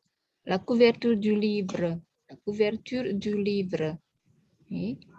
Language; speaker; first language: French; non-native, fluent; Indonesian